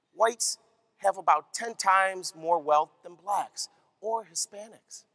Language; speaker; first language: English; native; English